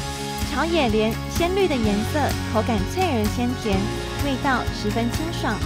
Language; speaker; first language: Chinese; native; Chinese